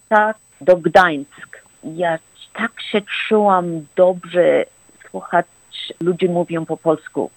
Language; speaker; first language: Polish; early bilingual, heritage; Polish